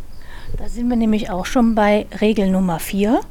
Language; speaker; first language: German; native; German